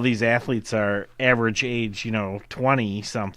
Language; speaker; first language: English; native; English